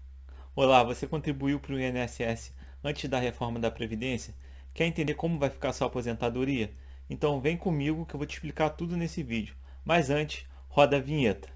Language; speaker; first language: Portuguese; native; Portuguese